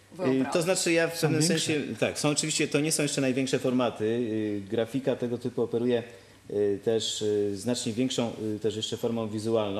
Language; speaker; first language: Polish; native; Polish